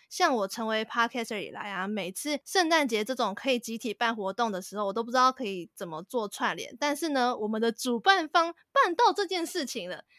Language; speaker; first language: Chinese; native; Chinese